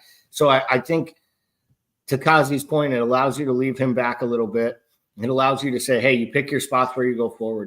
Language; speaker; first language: English; native; English